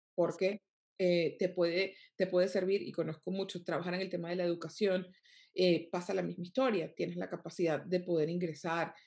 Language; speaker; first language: Spanish; native; Spanish